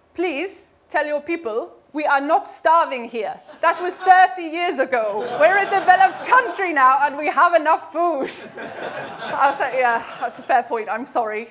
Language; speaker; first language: English; native; English